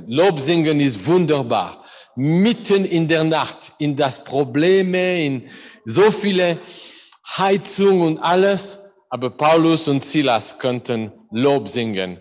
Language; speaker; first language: German; non-native, learner; English